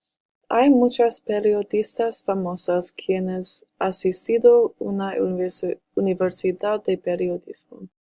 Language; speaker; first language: Spanish; non-native, learner; English